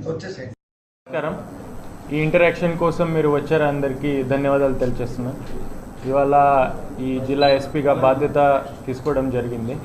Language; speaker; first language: Telugu; non-native, learner; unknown